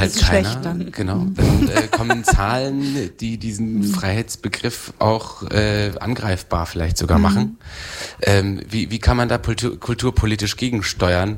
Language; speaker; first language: German; native; German